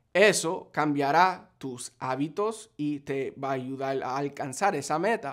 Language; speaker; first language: Spanish; non-native, fluent; English